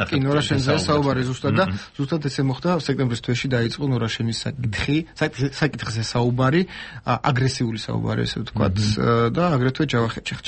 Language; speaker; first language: Georgian; non-native, local second language; Armenian